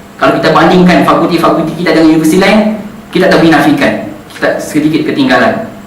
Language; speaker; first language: Malay; non-native, local second language; Central Dusun